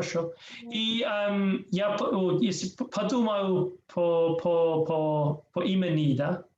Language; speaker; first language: Russian; non-native, learner; English